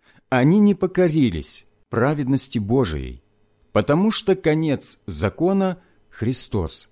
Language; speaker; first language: Russian; native; Russian